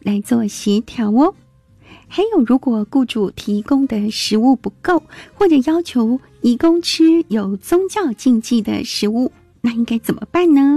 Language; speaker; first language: Chinese; native; Chinese